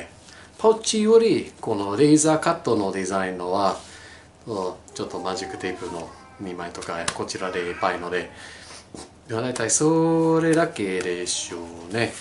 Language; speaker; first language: Japanese; non-native, learner; English